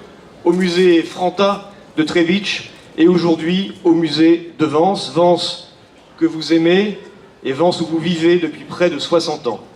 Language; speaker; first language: French; native; French